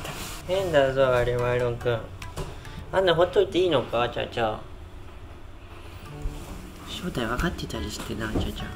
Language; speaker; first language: Japanese; native; Japanese